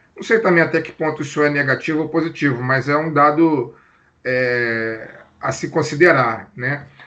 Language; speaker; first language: Portuguese; native; Portuguese